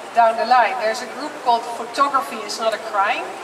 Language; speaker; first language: English; non-native, fluent; Dutch